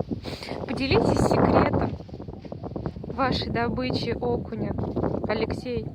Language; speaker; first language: Russian; native; Russian